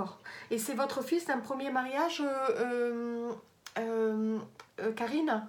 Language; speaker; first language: French; native; French